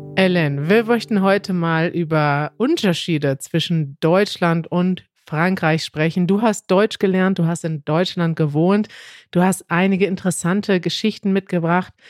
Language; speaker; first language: German; native; German